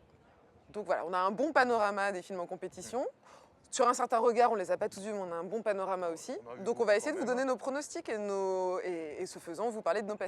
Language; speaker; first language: French; native; French